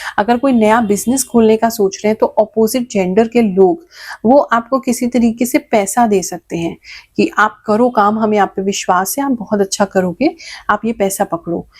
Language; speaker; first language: Hindi; native; Hindi